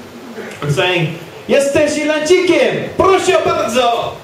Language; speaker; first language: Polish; non-native, learner; English